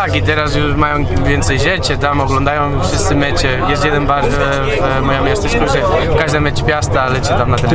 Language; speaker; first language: Polish; non-native, learner; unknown